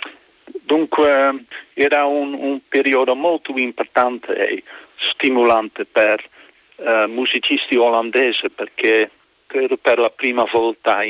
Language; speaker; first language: Italian; non-native, fluent; Dutch